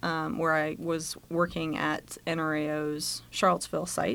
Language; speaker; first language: English; native; English